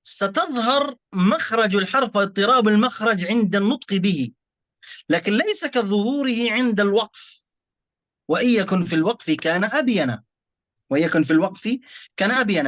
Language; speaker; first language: Arabic; native; Arabic